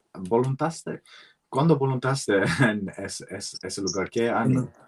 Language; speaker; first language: Spanish; non-native, learner; English